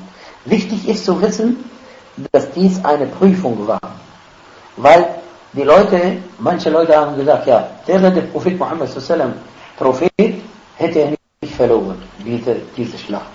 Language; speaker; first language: German; non-native, fluent; Arabic